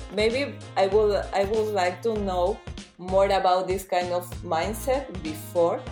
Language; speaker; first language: English; non-native, fluent; Spanish